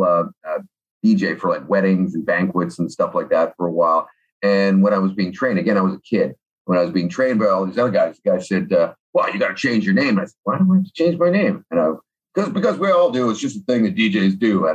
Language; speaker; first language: English; native; English